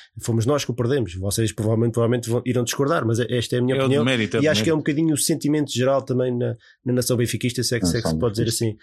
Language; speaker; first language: Portuguese; native; Portuguese